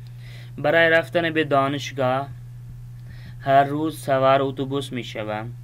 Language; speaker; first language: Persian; non-native, fluent; Urdu